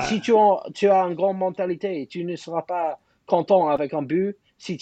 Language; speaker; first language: French; non-native, fluent; English